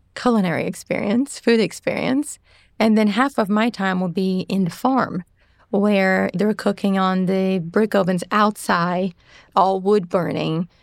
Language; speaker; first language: English; non-native, fluent; Portuguese